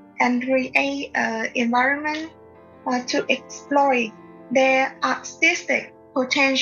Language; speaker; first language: English; non-native, learner; Vietnamese